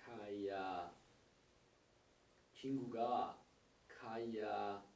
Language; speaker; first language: Korean; non-native, learner; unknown